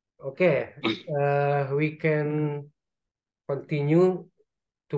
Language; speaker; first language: English; non-native, learner; Indonesian